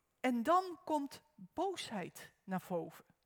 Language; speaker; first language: Dutch; native; Dutch